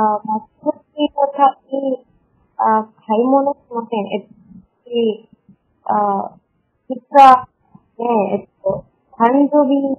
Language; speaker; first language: Japanese; non-native, learner; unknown